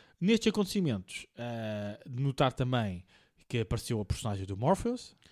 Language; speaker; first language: Portuguese; native; Portuguese